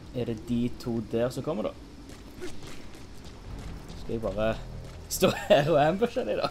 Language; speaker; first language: Norwegian; native; Norwegian